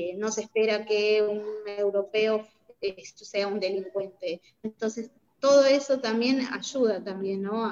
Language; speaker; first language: Spanish; native; Spanish